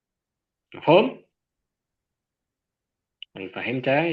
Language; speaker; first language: Arabic; non-native, fluent; Indonesian